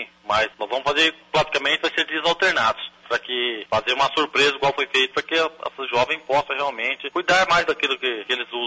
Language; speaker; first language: Portuguese; native; Portuguese